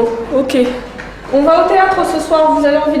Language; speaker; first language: French; native; French